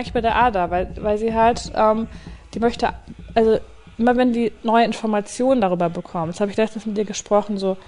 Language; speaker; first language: German; native; German